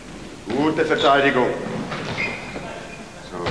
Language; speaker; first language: German; non-native, fluent; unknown